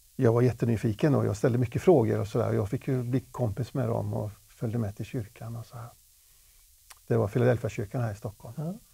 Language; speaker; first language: Swedish; native; Swedish